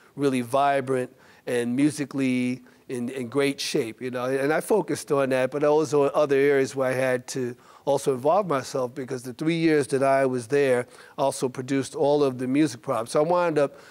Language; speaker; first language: English; native; English